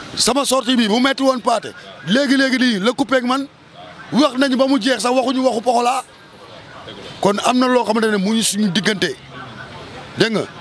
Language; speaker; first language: Wolof; native; Wolof